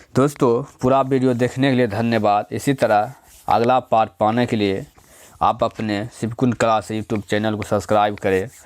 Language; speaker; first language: Hindi; native; Hindi